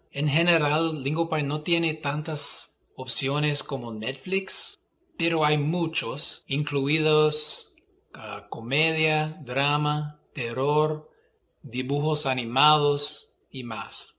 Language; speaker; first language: Spanish; non-native, fluent; English